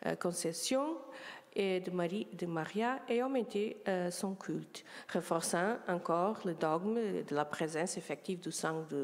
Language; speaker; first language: French; non-native, learner; Portuguese